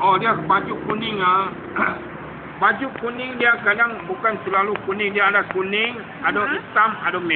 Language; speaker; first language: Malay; non-native, local second language; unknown